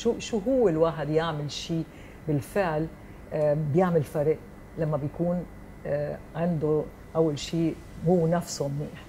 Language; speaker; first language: Arabic; early bilingual, heritage; Arabic